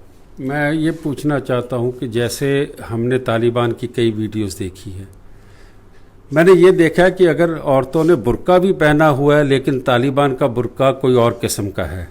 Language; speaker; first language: Hindi; non-native, local second language; Punjabi